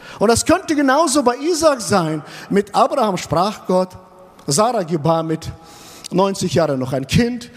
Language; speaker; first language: German; non-native, fluent; Russian